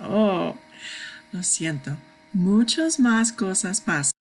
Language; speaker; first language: Spanish; non-native, fluent; English